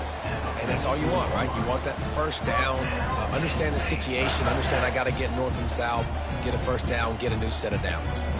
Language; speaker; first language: English; native; English